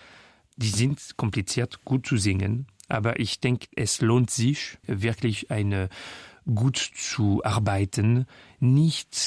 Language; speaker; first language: German; non-native, fluent; French